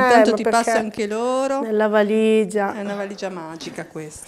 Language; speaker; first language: Italian; native; Italian